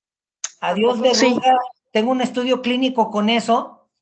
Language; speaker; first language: Spanish; native; Spanish